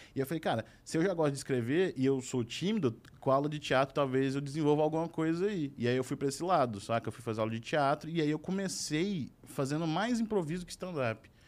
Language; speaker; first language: Portuguese; native; Portuguese